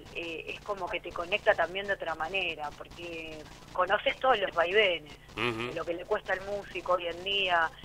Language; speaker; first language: Spanish; native; Spanish